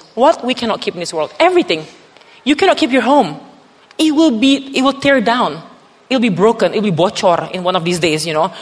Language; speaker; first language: English; non-native, fluent; Indonesian